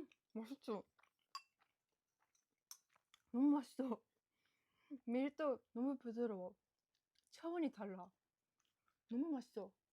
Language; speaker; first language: Korean; non-native, fluent; Japanese